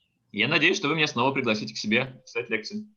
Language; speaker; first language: Russian; native; Russian